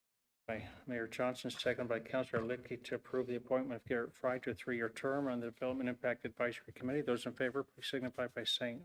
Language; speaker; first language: English; native; English